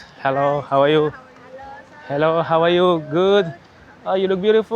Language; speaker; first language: English; non-native, learner; French